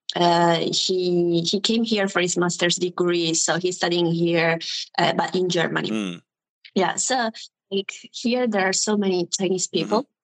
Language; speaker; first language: English; non-native, fluent; Italian